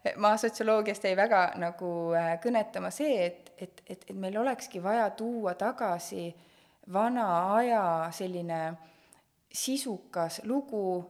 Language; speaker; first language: Estonian; native; Estonian